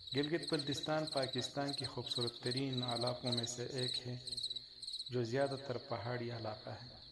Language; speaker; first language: Urdu; non-native, local second language; Pashto